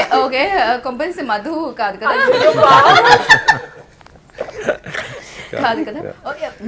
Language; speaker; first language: Telugu; native; Telugu